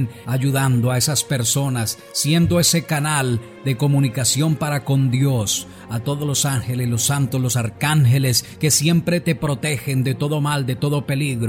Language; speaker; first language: Spanish; native; Spanish